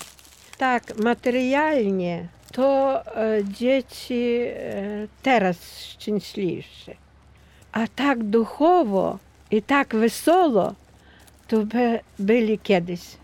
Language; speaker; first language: Polish; non-native, local second language; Ukrainian